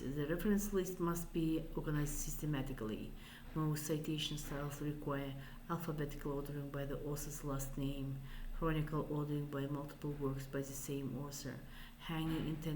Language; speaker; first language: English; non-native, fluent; Kazakh